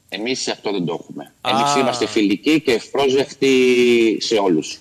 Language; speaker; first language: Greek; native; Greek